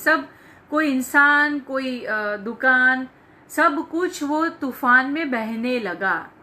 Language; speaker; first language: Hindi; non-native, local second language; Gujarati